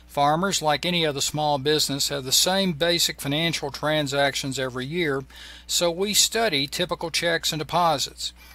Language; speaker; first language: English; native; English